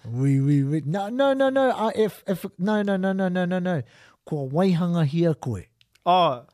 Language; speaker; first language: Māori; non-native, local second language; English